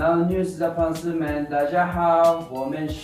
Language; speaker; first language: Chinese; non-native, learner; Japanese